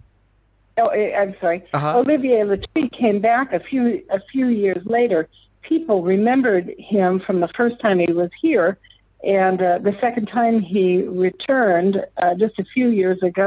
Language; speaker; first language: English; native; English